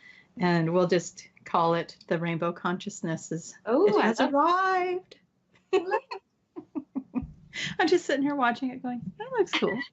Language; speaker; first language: English; native; English